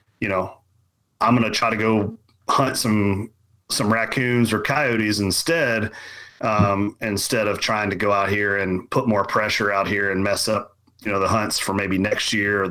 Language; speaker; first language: English; native; English